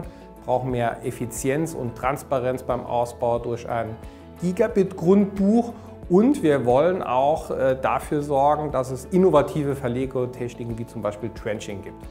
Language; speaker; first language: German; native; German